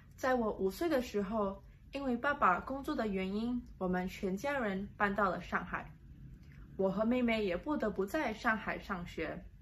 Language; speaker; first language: Chinese; non-native, local second language; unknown